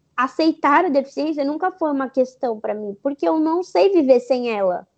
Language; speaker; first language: Portuguese; native; Portuguese